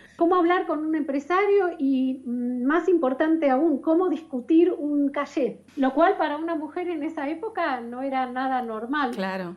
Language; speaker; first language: Spanish; native; Spanish